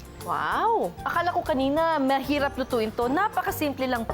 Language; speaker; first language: Filipino; native; Filipino